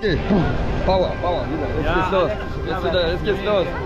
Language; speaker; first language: German; non-native, fluent; Russian